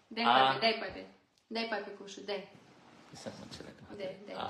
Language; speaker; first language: Russian; native; Russian